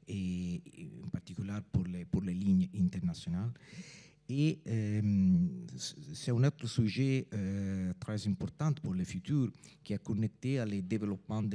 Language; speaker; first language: French; non-native, fluent; Italian